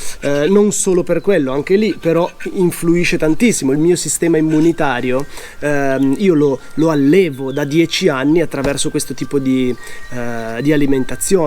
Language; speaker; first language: Italian; native; Italian